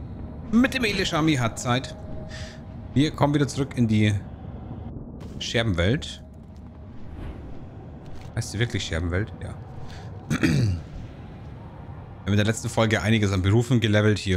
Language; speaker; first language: German; native; German